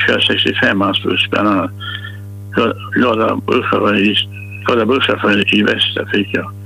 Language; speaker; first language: Swedish; native; Swedish